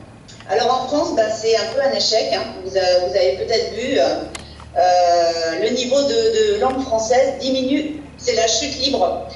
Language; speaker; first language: French; native; French